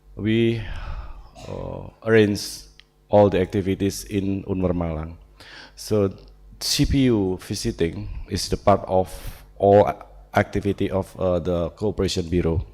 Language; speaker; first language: English; non-native, learner; Indonesian